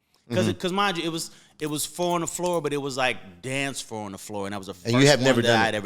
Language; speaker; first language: English; native; English